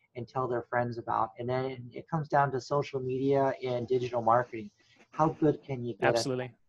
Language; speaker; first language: English; native; English